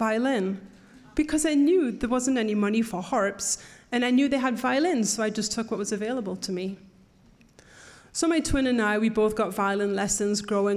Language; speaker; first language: English; native; English